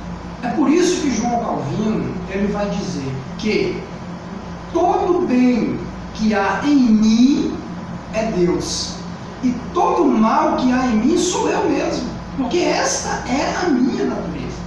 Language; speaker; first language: Portuguese; native; Portuguese